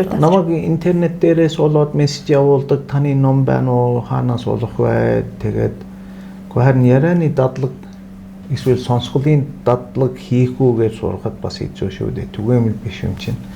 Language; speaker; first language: Mongolian; non-native, fluent; Turkish